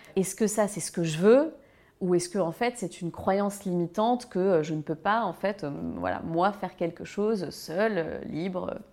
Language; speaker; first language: French; native; French